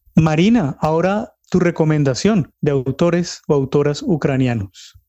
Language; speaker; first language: Spanish; native; Spanish